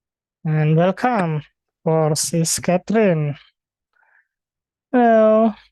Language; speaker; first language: English; non-native, fluent; Indonesian